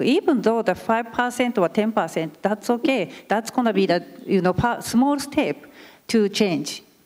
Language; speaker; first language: English; non-native, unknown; Japanese